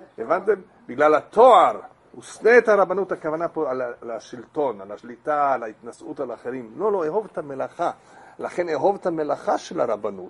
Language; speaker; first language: Hebrew; non-native, fluent; English